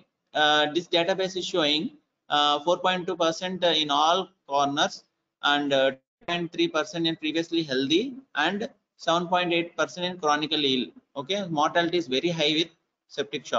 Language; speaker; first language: English; non-native, local second language; Telugu